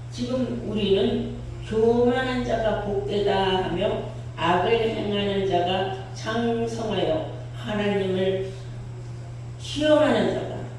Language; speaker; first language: Korean; native; Korean